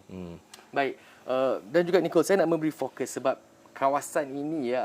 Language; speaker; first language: Malay; native; Malay